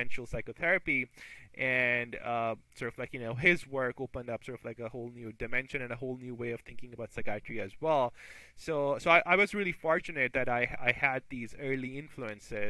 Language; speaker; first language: English; non-native, local second language; Urdu